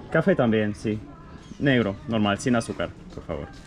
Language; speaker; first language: Spanish; non-native, fluent; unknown